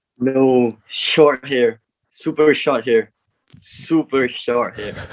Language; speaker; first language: English; non-native, learner; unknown